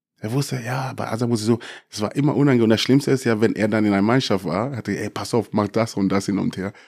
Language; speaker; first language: German; early bilingual, other home language; Akan